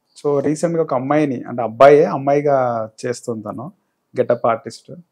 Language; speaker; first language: Telugu; native; Telugu